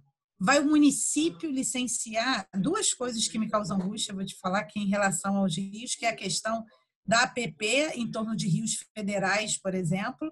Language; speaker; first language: Portuguese; native; Portuguese